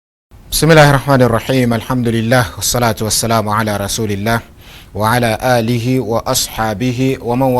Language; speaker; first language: Arabic; non-native, fluent; Portuguese